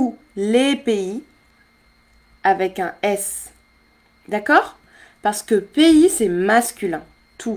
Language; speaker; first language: French; native; French